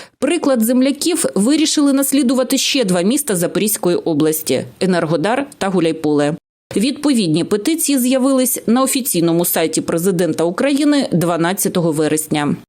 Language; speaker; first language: Ukrainian; native; Ukrainian